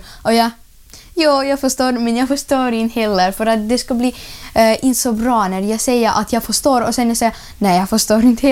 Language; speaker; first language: Swedish; early bilingual, other home language; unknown